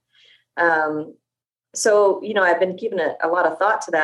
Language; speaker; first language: English; native; English